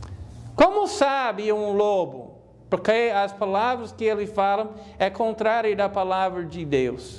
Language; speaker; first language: Portuguese; non-native, fluent; English